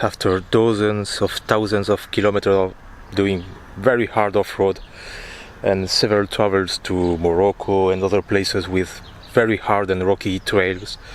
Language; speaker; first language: English; non-native, fluent; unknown